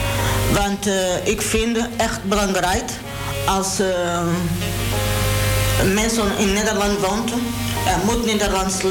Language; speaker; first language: Dutch; non-native, learner; Portuguese